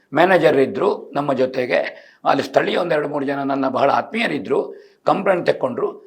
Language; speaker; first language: Kannada; native; Kannada